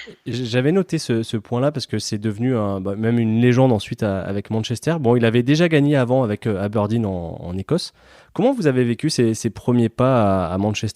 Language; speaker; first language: French; native; French